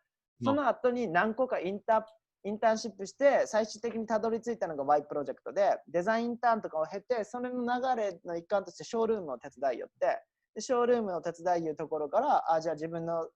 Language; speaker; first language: Japanese; native; Japanese